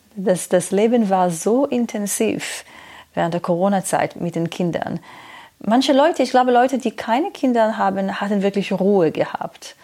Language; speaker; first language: German; non-native, fluent; Hebrew